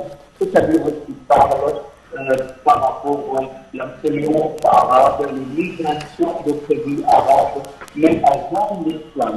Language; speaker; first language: French; non-native, fluent; Arabic